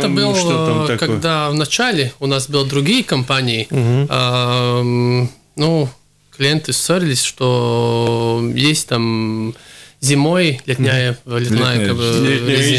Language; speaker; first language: Russian; non-native, local second language; Latvian